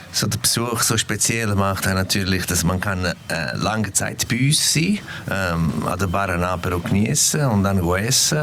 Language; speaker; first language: German; non-native, fluent; Italian